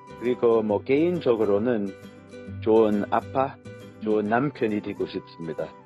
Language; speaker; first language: Korean; non-native, fluent; English